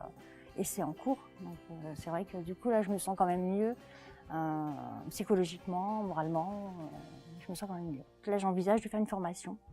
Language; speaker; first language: French; native; French